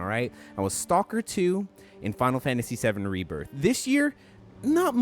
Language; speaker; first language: English; native; English